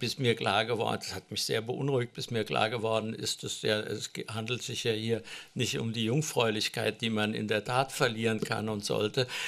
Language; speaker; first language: German; native; German